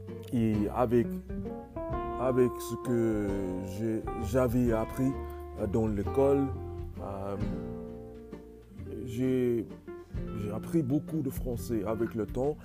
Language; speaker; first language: French; non-native, learner; English